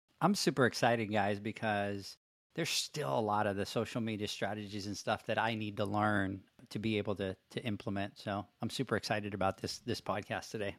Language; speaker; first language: English; non-native, local second language; Spanish